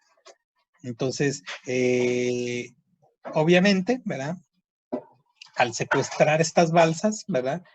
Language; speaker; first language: Spanish; native; Spanish